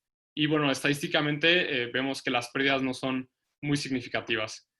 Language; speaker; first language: Spanish; native; Spanish